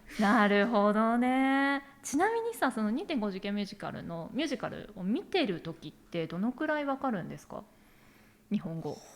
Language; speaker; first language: Japanese; native; Japanese